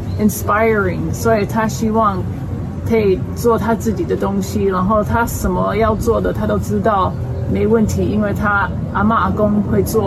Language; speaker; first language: Chinese; early bilingual, heritage; Chinese